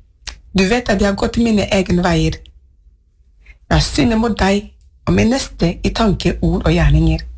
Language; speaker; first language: Norwegian; non-native, fluent; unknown